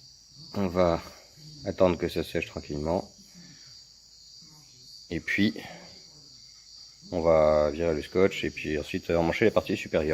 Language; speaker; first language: French; native; French